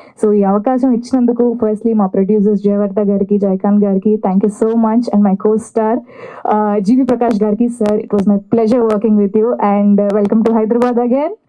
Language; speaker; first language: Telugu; native; Telugu